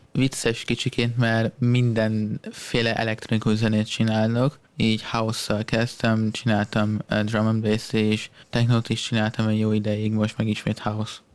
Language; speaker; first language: Hungarian; native; Hungarian